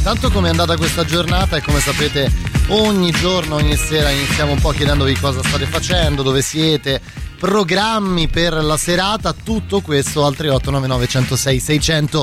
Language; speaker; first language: Italian; native; Italian